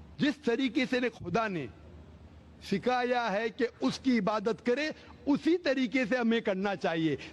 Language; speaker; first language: Hindi; non-native, local second language; Konkani